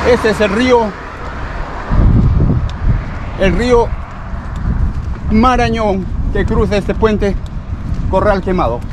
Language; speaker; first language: Spanish; native; Spanish